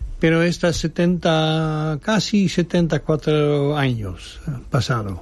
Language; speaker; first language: Spanish; non-native, learner; Dutch